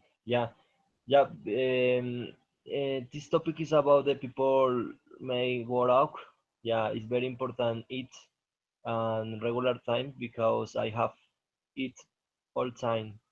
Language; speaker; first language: English; non-native, learner; Spanish